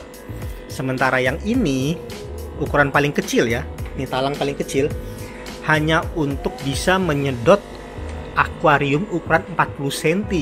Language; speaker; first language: Indonesian; native; Indonesian